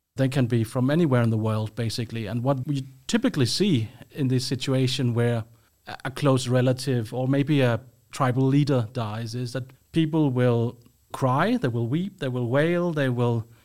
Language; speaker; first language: English; non-native, fluent; Danish